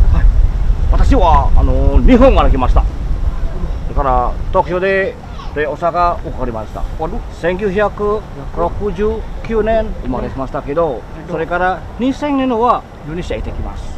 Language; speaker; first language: Japanese; non-native, learner; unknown